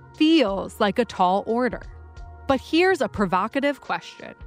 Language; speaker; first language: English; native; English